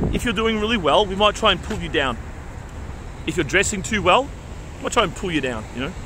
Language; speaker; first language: English; native; English